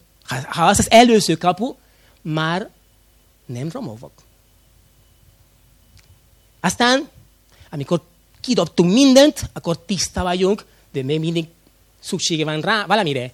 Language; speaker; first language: Hungarian; non-native, fluent; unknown